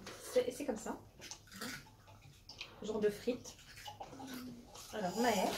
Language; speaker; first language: French; native; French